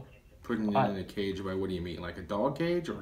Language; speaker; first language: English; native; English